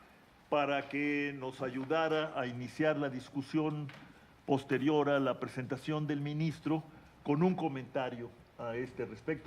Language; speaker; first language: Spanish; native; Spanish